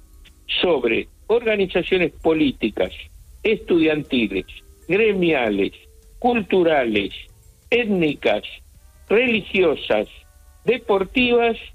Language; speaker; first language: Spanish; native; Spanish